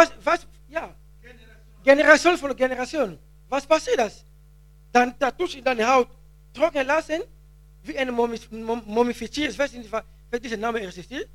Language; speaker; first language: German; non-native, learner; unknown